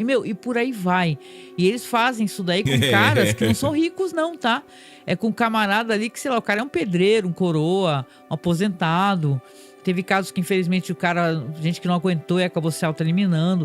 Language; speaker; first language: Portuguese; native; Portuguese